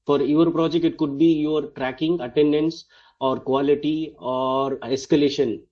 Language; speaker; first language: English; non-native, local second language; Tamil